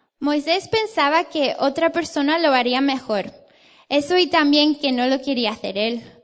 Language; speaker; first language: Spanish; non-native, fluent; English